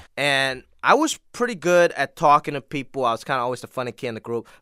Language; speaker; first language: English; non-native, local second language; Cantonese